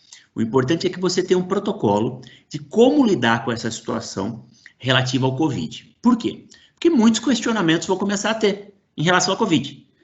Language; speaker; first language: Portuguese; native; Portuguese